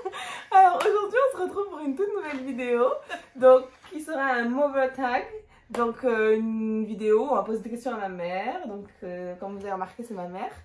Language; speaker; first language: French; native; French